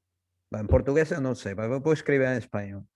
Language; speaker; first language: Portuguese; non-native, fluent; Spanish